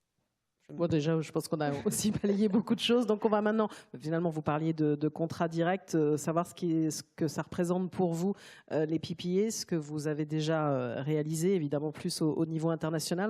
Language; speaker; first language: French; native; French